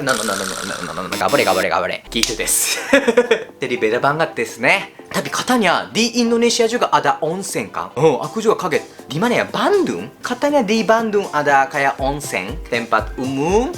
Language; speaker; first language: Indonesian; non-native, learner; Japanese